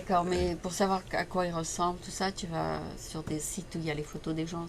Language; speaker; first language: French; native; French